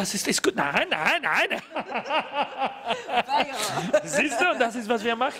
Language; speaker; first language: German; non-native, learner; Spanish